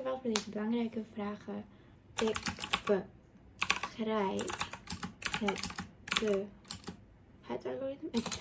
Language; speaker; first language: Dutch; non-native, learner; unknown